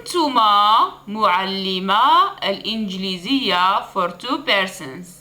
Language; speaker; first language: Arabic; native; Arabic